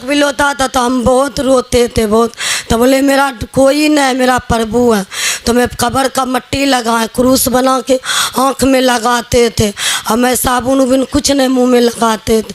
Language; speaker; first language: Hindi; non-native, local second language; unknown